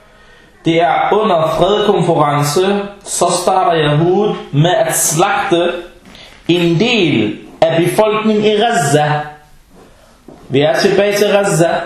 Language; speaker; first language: Danish; early bilingual, other home language; Arabic